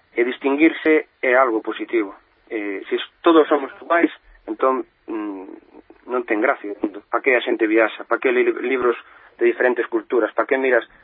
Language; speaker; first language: Galician; non-native, local second language; Spanish